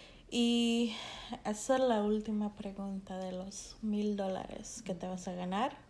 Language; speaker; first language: Spanish; early bilingual, heritage; Spanish